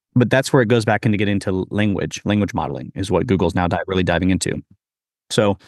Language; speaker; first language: English; native; English